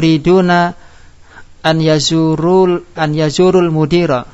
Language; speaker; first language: Arabic; non-native, fluent; Indonesian